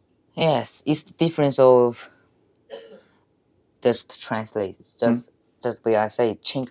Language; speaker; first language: English; non-native, learner; Chinese